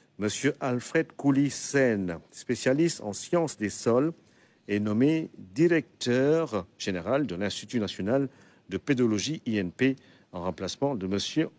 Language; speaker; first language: French; non-native, local second language; Wolof